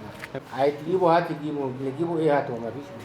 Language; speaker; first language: Arabic; native; Arabic